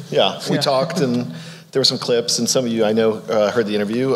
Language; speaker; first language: English; native; English